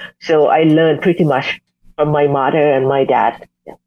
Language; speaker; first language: English; non-native, learner; Thai